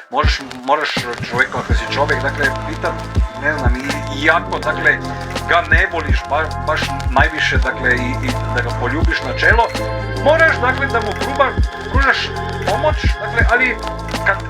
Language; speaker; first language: Croatian; native; Croatian